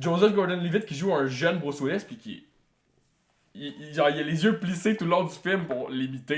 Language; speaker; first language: French; native; French